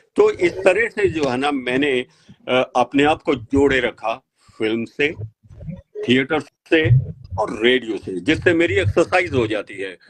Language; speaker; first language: Hindi; native; Hindi